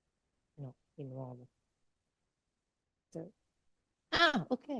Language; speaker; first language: Italian; native; Italian